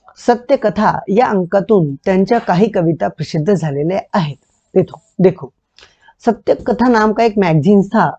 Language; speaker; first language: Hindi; non-native, local second language; Marathi